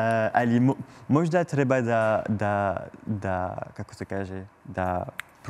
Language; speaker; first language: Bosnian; non-native, learner; French